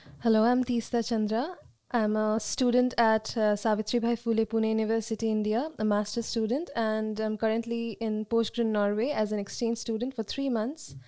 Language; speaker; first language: English; non-native, local second language; Bangla